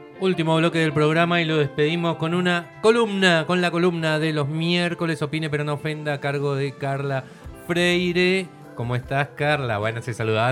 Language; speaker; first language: Spanish; native; Spanish